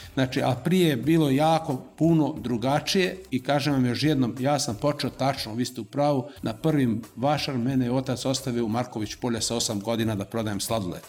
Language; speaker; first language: Serbian; non-native, local second language; Macedonian